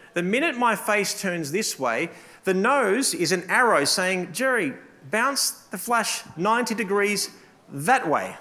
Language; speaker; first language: English; native; English